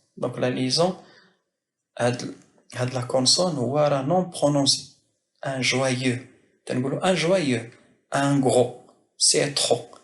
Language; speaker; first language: French; non-native, local second language; Arabic